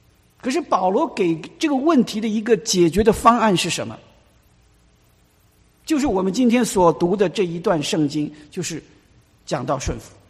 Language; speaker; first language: Chinese; native; Chinese